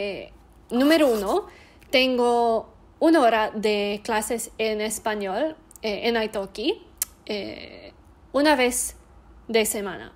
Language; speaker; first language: Spanish; non-native, learner; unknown